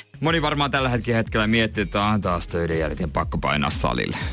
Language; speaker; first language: Finnish; native; Finnish